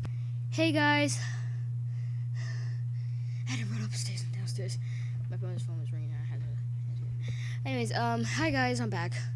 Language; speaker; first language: English; native; English